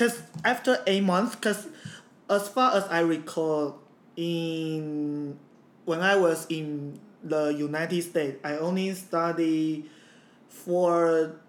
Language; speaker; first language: English; non-native, fluent; Chinese